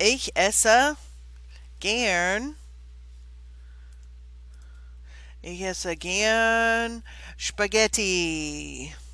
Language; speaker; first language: German; non-native, fluent; English